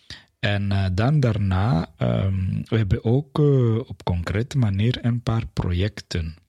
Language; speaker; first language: Dutch; non-native, fluent; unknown